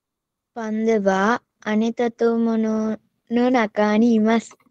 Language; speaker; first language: Japanese; non-native, learner; Sinhala